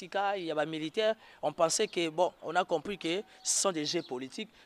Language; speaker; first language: French; non-native, local second language; Lingala